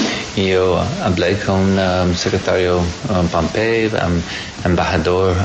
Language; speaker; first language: Spanish; non-native, learner; English